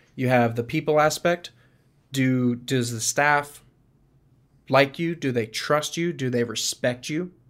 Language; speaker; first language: English; native; English